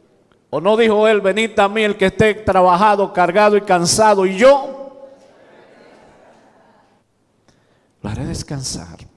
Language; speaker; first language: Spanish; native; Spanish